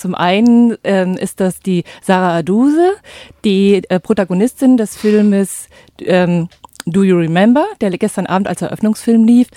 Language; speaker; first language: German; native; German